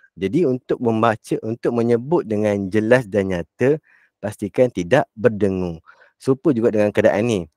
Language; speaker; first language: Malay; native; Malay